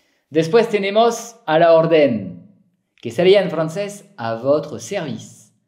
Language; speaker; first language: Spanish; non-native, fluent; French